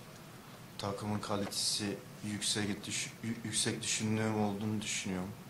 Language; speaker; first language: Turkish; early bilingual, heritage; English